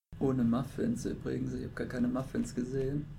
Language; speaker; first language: German; native; German